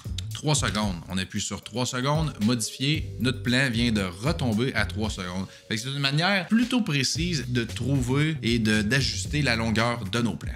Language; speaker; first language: French; native; French